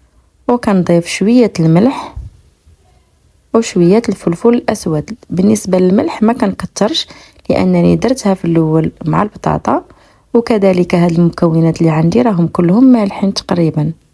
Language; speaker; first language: Arabic; native; Arabic